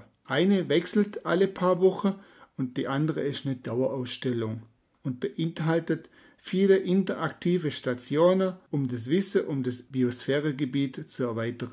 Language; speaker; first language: German; native; German